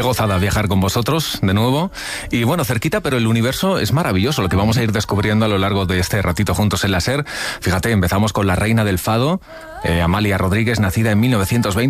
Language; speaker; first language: Spanish; native; Spanish